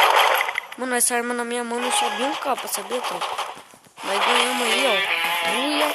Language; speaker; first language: Portuguese; native; Portuguese